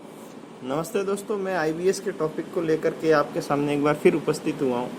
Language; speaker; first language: Hindi; native; Hindi